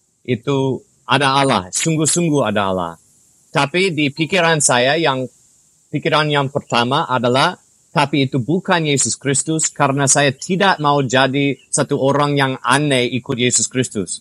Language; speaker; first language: Indonesian; non-native, fluent; English